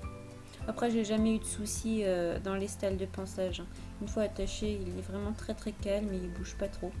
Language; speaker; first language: French; native; French